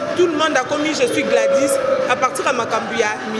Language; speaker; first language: French; non-native, local second language; Lingala